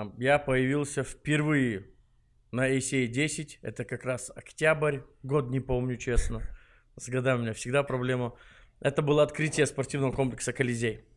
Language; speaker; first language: Russian; non-native, local second language; Chechen